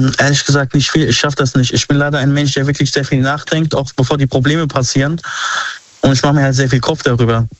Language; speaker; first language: German; early bilingual, other home language; Arabic